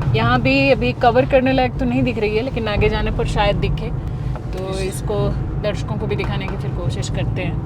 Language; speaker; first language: Hindi; native; Hindi